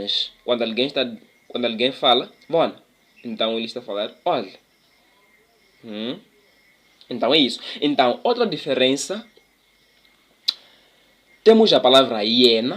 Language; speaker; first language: Portuguese; non-native, local second language; Tsonga